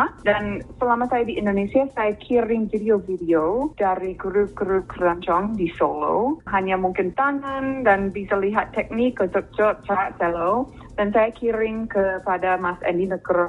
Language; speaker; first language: Indonesian; non-native, fluent; English